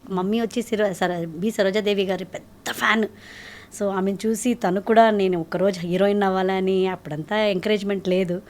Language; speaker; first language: Telugu; native; Telugu